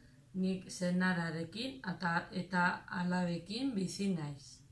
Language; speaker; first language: Basque; non-native, learner; Romanian